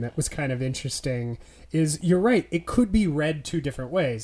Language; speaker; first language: English; native; English